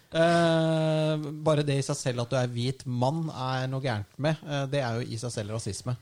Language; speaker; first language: Norwegian; native; Norwegian